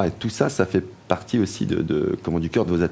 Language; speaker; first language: French; native; French